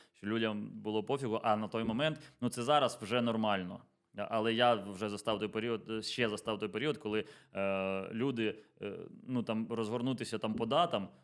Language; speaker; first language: Ukrainian; native; Ukrainian